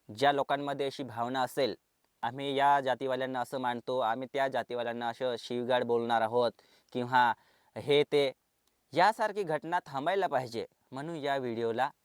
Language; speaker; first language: Marathi; non-native, local second language; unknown